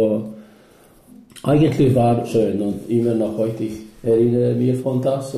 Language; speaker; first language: German; non-native, learner; Albanian